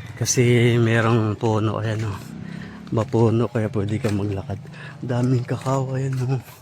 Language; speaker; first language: Filipino; non-native, local second language; Waray